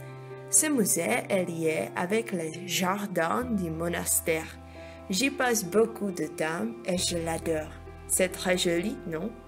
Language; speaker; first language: French; non-native, learner; Czech